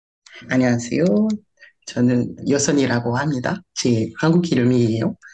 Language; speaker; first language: Korean; non-native, learner; French